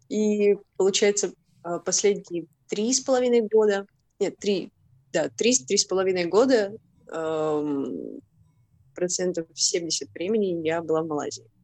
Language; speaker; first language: Russian; native; Russian